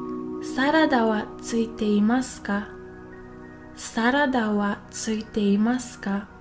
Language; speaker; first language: Japanese; non-native, fluent; English